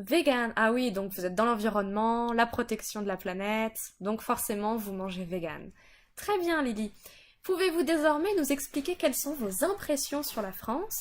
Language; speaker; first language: French; native; French